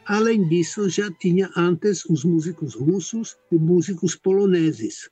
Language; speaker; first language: Portuguese; non-native, fluent; Czech